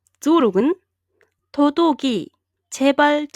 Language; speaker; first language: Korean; non-native, fluent; Mongolian